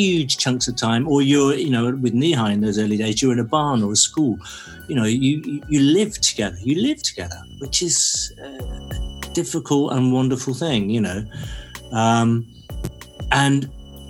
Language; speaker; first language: English; native; English